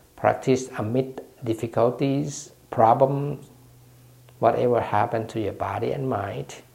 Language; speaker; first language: English; non-native, fluent; Thai